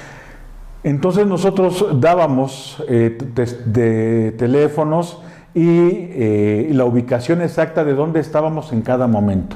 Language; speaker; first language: Spanish; native; Spanish